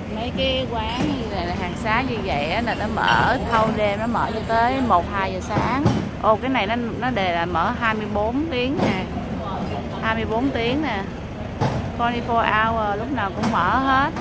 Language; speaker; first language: Vietnamese; native; Vietnamese